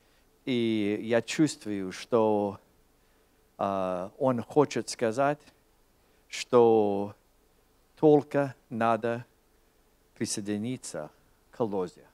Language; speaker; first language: Russian; non-native, fluent; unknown